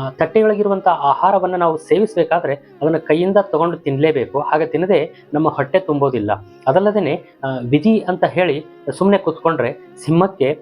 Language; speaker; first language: Kannada; native; Kannada